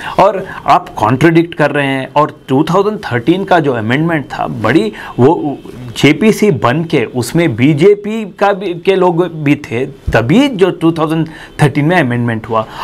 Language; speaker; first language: Hindi; native; Hindi